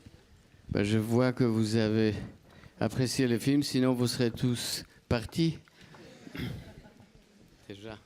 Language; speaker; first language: French; non-native, fluent; Polish